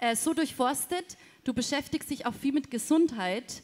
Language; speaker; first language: German; native; German